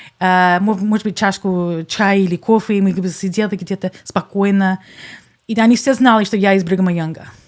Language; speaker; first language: Russian; non-native, fluent; English